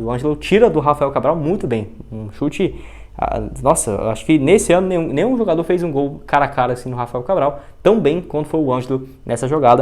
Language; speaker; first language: Portuguese; native; Portuguese